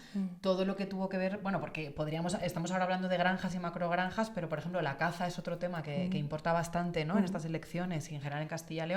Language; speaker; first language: Spanish; native; Spanish